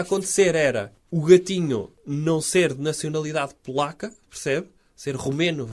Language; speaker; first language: Portuguese; native; Portuguese